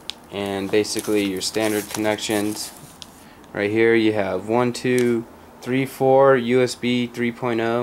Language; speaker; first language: English; native; English